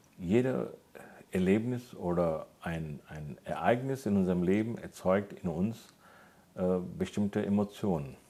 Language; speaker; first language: German; non-native, fluent; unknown